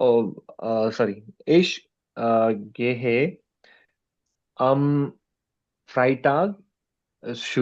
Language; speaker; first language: German; non-native, learner; Urdu